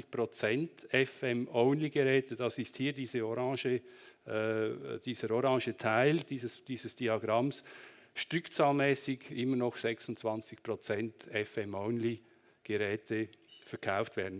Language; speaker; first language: German; native; German